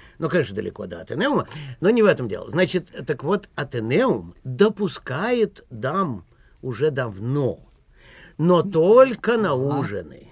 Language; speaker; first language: Russian; native; Russian